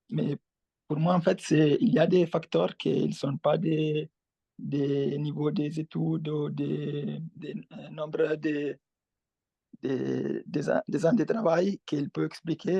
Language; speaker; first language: French; non-native, fluent; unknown